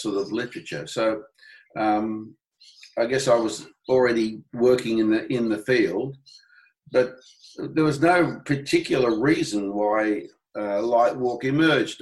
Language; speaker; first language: English; native; English